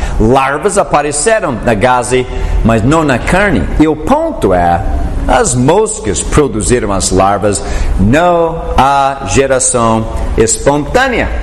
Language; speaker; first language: Portuguese; non-native, fluent; English